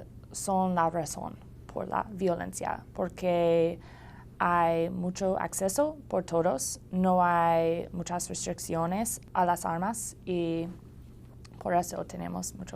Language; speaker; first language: Spanish; non-native, learner; English